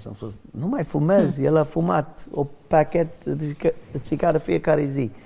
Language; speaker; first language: Romanian; non-native, fluent; English